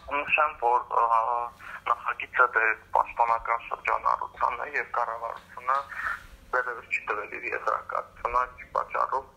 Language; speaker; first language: Armenian; native; Armenian